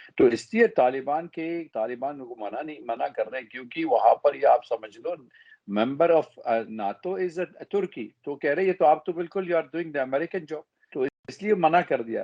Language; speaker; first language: Hindi; non-native, fluent; Arabic